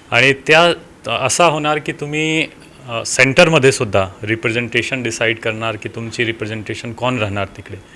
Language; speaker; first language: Marathi; non-native, local second language; Hindi